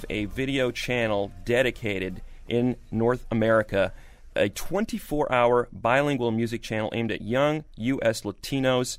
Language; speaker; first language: English; native; English